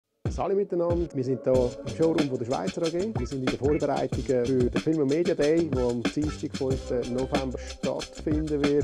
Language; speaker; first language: German; native; German